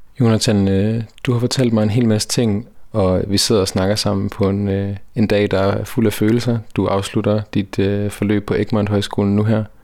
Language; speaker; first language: Danish; native; Danish